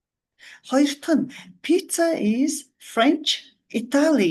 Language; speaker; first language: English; non-native, fluent; Mongolian